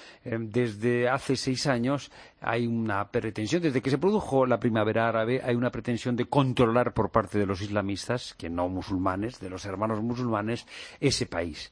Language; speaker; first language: Spanish; native; Spanish